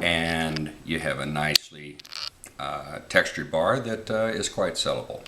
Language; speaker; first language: English; native; English